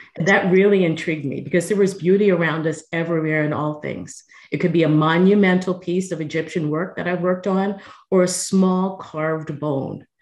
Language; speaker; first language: English; native; English